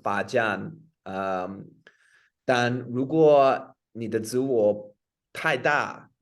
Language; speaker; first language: Chinese; non-native, fluent; English